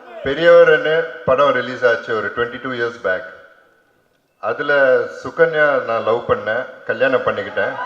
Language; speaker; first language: Tamil; non-native, local second language; Telugu